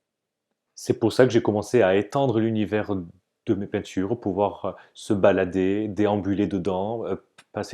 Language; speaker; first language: French; native; French